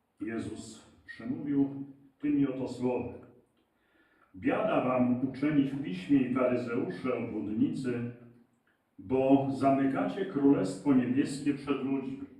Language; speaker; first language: Polish; native; Polish